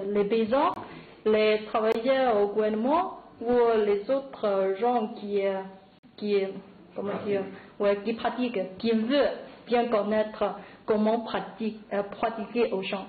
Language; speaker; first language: French; non-native, learner; Chinese